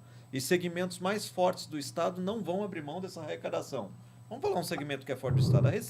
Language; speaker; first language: Portuguese; native; Portuguese